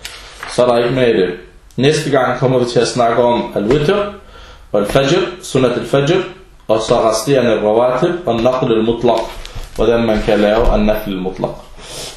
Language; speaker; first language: Danish; non-native, fluent; Arabic